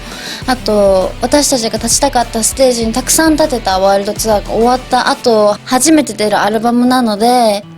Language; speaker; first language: Japanese; native; Japanese